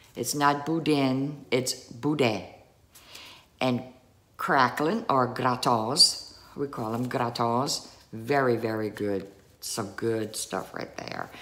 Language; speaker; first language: English; native; English